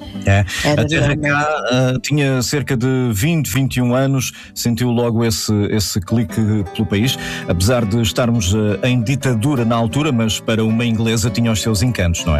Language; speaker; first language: Portuguese; native; Portuguese